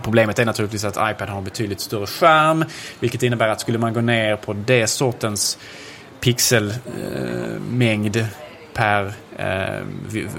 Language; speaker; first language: Swedish; native; Swedish